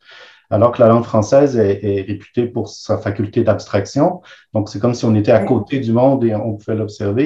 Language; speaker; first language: French; native; French